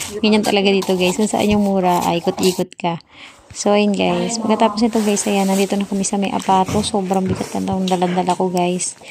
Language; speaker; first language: Filipino; native; Filipino